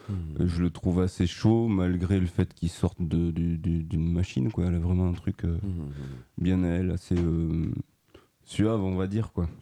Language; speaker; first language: French; native; French